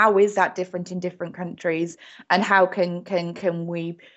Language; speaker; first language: English; native; English